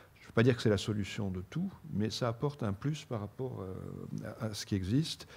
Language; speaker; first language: French; native; French